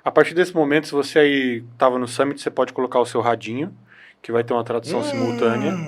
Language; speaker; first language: Portuguese; native; Portuguese